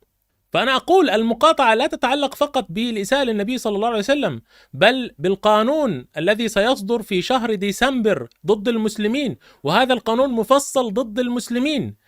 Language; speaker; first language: Arabic; native; Arabic